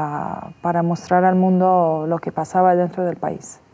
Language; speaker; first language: Spanish; non-native, fluent; Persian